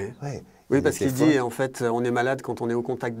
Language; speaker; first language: French; native; French